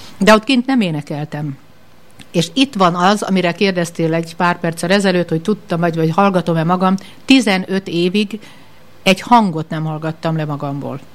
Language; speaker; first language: Hungarian; native; Hungarian